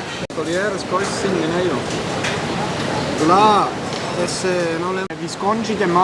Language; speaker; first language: Portuguese; non-native, learner; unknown